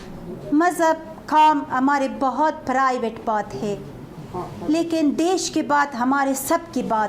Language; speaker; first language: Hindi; non-native, fluent; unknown